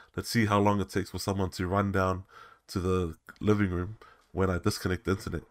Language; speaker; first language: English; native; English